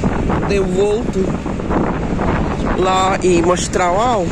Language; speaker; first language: Portuguese; non-native, fluent; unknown